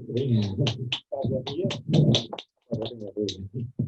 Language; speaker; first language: French; non-native, learner; Russian